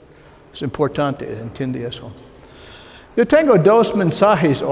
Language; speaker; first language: Spanish; non-native, learner; English